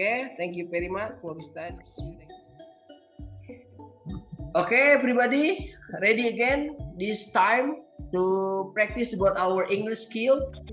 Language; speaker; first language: English; non-native, learner; Indonesian